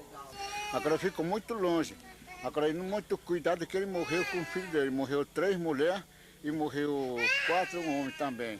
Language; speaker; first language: Portuguese; non-native, local second language; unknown